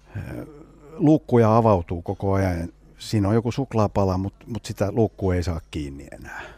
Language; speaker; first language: Finnish; non-native, local second language; Swedish